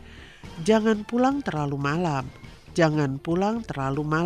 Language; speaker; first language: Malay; non-native, fluent; Chinese